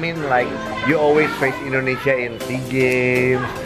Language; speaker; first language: English; non-native, fluent; Indonesian